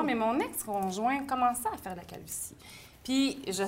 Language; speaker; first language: French; native; French